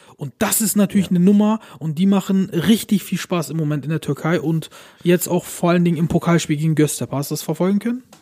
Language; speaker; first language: German; early bilingual, other home language; Turkish